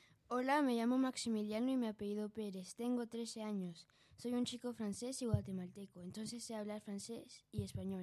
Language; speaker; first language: Spanish; early bilingual, heritage; Spanish